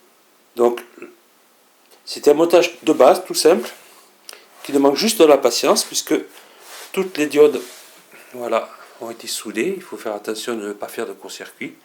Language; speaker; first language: French; native; French